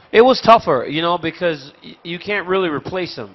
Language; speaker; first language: English; native; English